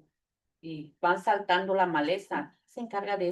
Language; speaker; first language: Spanish; native; Spanish